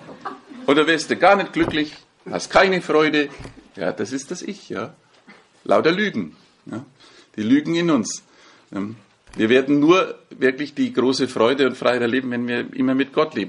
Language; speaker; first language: German; native; German